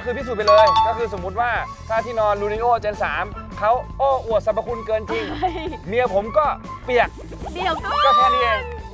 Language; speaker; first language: Thai; native; Thai